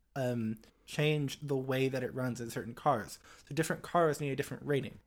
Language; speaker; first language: English; native; English